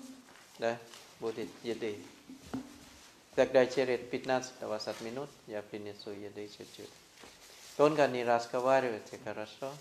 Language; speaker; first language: Russian; non-native, learner; Thai